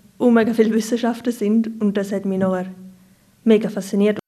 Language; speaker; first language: German; native; German